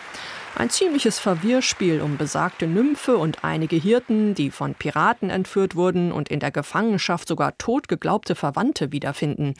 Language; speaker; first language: German; native; German